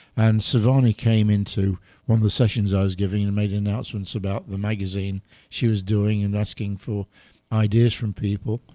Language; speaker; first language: English; native; English